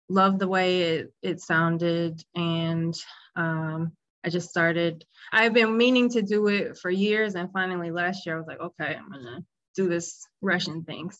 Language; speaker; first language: English; native; English